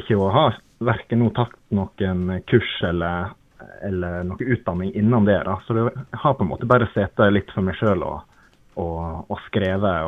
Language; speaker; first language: Norwegian; native; Norwegian